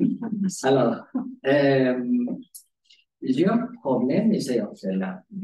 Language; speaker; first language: French; non-native, learner; Spanish